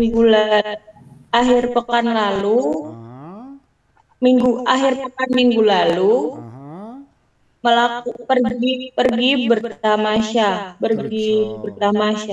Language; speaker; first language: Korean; non-native, learner; Indonesian